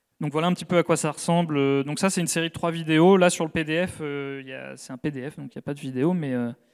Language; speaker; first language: French; native; French